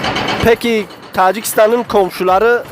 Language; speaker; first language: Turkish; non-native, learner; Tajik